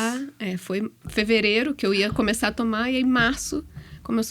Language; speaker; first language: Portuguese; native; Portuguese